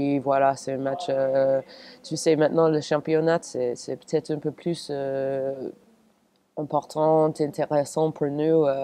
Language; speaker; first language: French; non-native, fluent; English